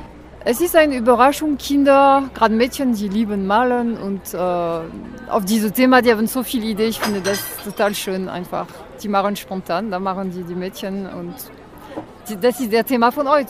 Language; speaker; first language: German; non-native, learner; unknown